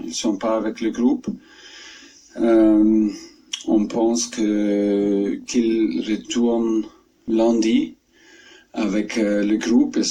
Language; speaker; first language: French; non-native, fluent; German